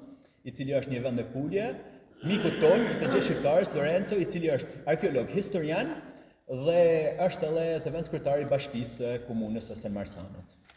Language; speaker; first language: Albanian; native; Albanian